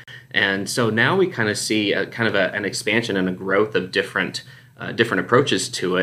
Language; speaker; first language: English; native; English